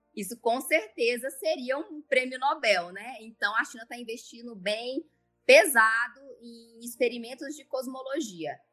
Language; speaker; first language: Portuguese; native; Portuguese